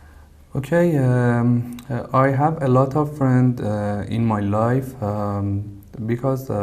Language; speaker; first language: English; non-native, learner; Persian